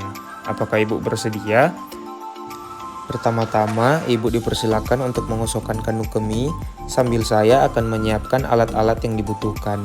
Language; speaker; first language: Indonesian; native; Indonesian